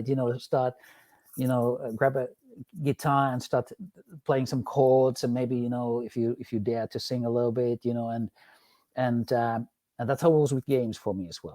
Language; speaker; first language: English; non-native, fluent; Finnish